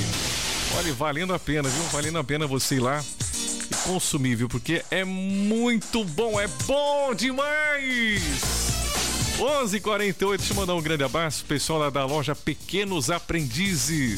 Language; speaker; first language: Portuguese; native; Portuguese